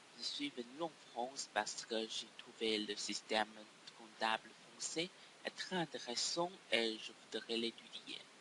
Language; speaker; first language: French; non-native, learner; Chinese